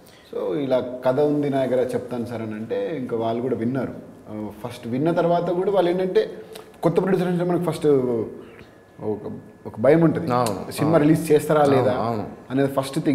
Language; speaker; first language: Telugu; native; Telugu